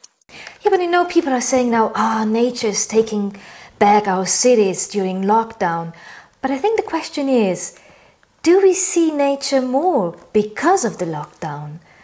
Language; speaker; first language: English; non-native, fluent; Slovenian